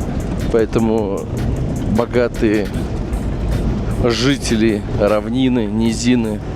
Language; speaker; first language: Russian; native; Russian